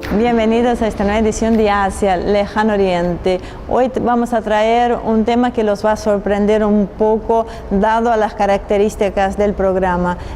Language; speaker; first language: Spanish; native; Spanish